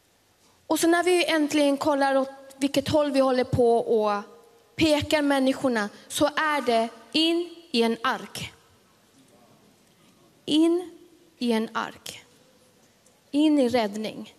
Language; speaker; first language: Swedish; early bilingual, other home language; Spanish